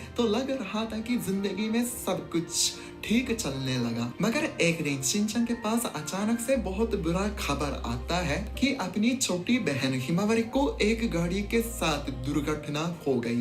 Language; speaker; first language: Hindi; non-native, fluent; Japanese